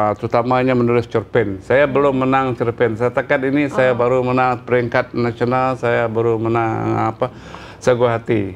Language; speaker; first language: Malay; non-native, local second language; Iban